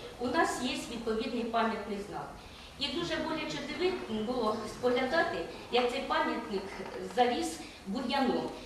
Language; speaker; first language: Ukrainian; native; Ukrainian